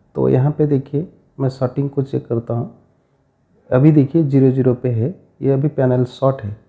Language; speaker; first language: Hindi; non-native, local second language; Odia